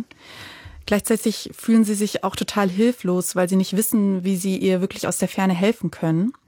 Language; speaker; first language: German; native; German